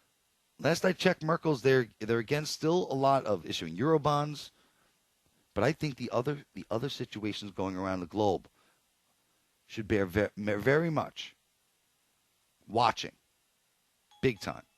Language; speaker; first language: English; native; English